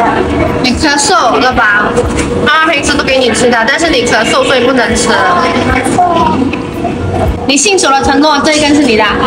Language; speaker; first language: Chinese; native; Chinese